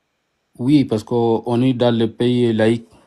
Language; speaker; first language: French; non-native, learner; Arabic